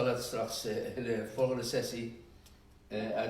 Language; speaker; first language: Dutch; non-native, fluent; Indonesian